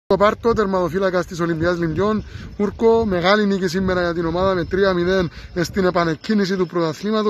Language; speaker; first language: Greek; native; Greek